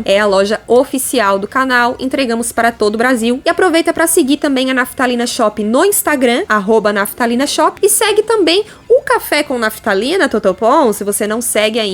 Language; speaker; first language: Portuguese; native; Portuguese